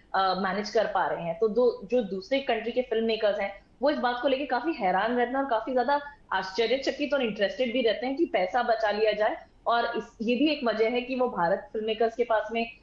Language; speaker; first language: Hindi; native; Hindi